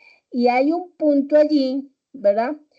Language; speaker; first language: Spanish; native; Spanish